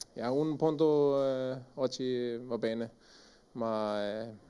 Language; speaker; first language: Italian; non-native, learner; Danish